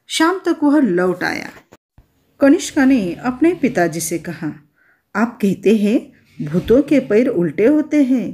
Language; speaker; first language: Hindi; non-native, local second language; Marathi